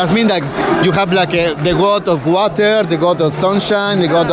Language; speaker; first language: English; non-native, learner; Spanish